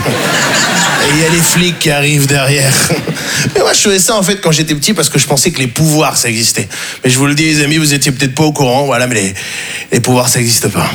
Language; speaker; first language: French; native; French